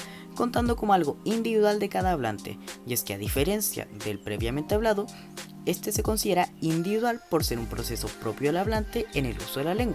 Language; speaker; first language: Spanish; native; Spanish